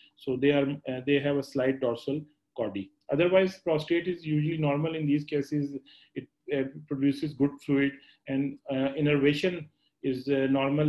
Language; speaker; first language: English; non-native, local second language; Urdu